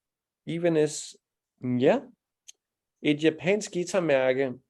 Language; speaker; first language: Danish; non-native, fluent; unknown